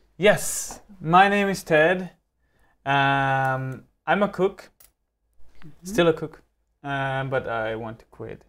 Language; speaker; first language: English; non-native, fluent; German